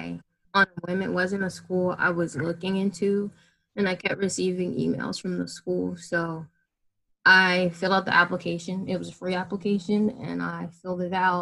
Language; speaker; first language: English; native; English